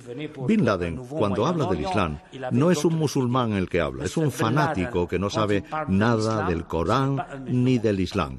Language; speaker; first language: Spanish; non-native, fluent; Arabic